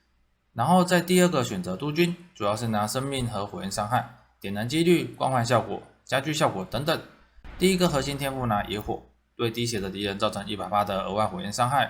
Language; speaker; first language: Chinese; native; Chinese